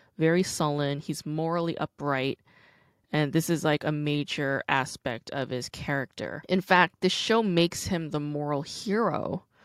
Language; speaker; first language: English; native; English